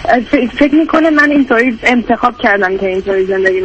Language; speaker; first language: Persian; early bilingual, heritage; English